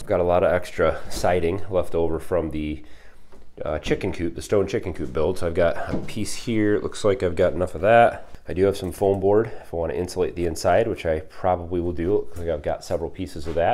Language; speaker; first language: English; native; English